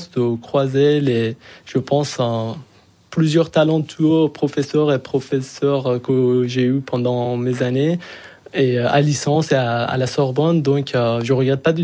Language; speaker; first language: French; non-native, fluent; Persian